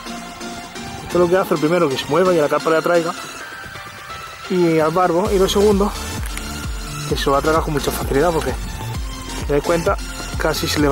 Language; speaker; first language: Spanish; native; Spanish